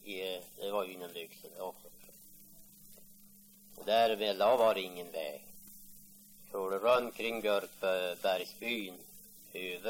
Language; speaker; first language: Swedish; native; Swedish